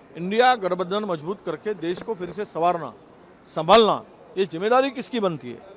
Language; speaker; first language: Hindi; non-native, local second language; Marathi